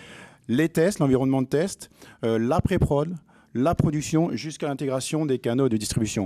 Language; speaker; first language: French; native; French